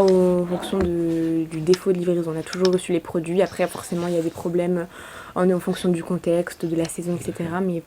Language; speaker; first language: French; native; French